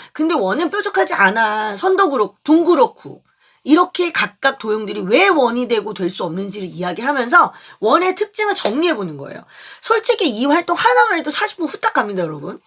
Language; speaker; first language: Korean; native; Korean